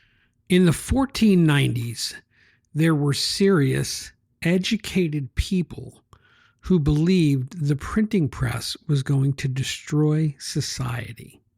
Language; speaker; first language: English; native; English